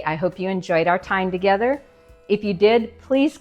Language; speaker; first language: English; native; English